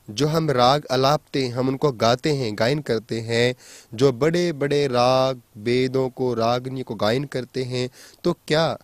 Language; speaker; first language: Hindi; non-native, local second language; Punjabi